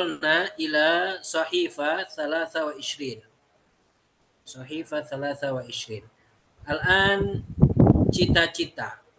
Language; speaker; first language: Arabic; non-native, fluent; Indonesian